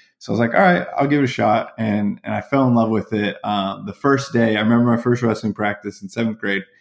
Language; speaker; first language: English; native; English